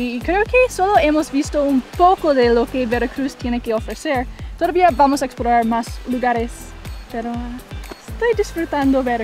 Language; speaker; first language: Spanish; non-native, fluent; English